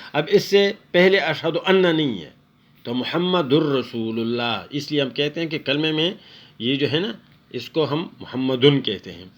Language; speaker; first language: Urdu; non-native, local second language; Pashto